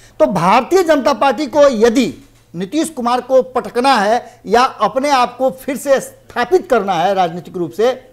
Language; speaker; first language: Hindi; native; Hindi